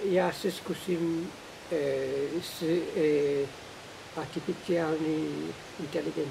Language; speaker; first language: Czech; non-native, learner; English